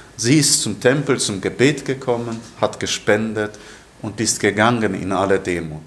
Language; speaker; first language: German; non-native, fluent; Polish